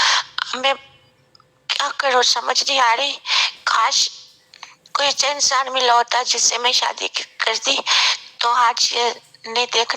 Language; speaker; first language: Hindi; non-native, local second language; Punjabi